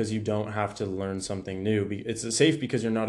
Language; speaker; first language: English; native; English